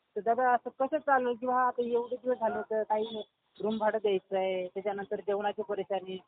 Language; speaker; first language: Marathi; native; Marathi